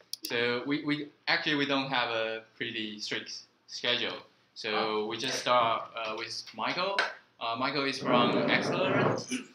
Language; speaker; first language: English; non-native, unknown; Chinese